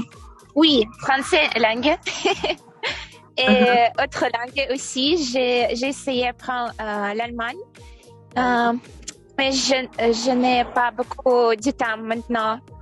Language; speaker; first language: French; non-native, learner; Russian